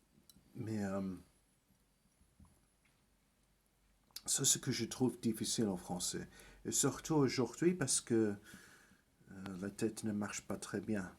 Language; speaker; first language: French; early bilingual, heritage; English